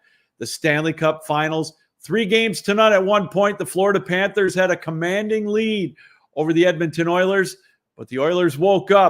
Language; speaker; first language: English; native; English